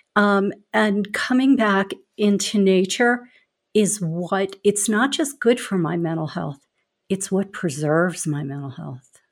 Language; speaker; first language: English; native; English